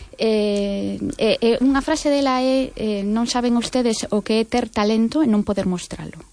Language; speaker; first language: Galician; non-native, local second language; Spanish